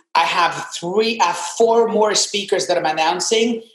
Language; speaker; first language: English; non-native, fluent; Arabic